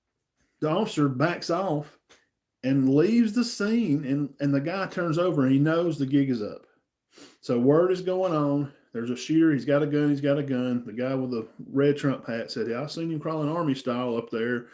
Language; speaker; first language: English; native; English